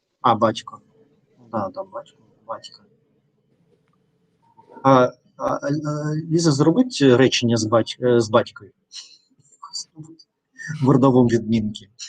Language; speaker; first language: Ukrainian; non-native, learner; Russian